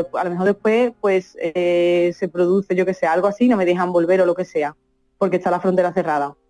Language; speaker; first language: Spanish; native; Spanish